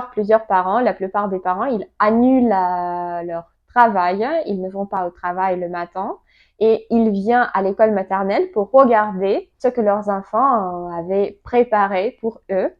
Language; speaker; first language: French; non-native, learner; Russian